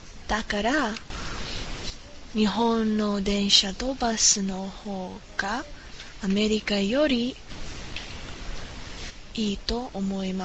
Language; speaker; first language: Japanese; non-native, learner; English